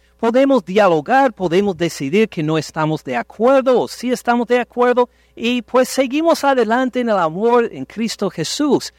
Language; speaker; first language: Spanish; non-native, fluent; English